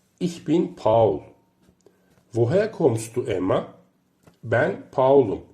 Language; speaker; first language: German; non-native, fluent; Turkish